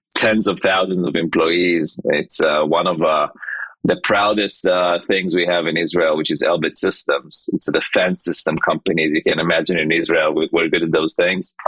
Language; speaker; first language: English; non-native, fluent; Hebrew